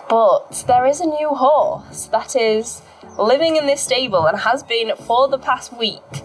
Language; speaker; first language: English; native; English